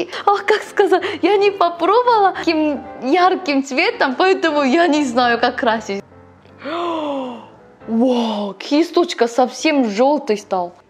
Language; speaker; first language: Russian; non-native, learner; Korean